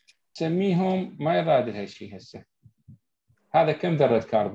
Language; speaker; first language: Arabic; native; Arabic